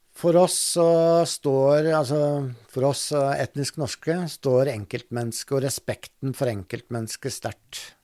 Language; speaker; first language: Norwegian; native; Norwegian